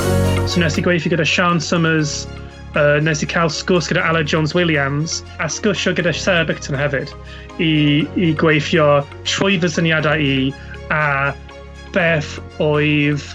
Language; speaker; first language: Welsh; non-native, local second language; English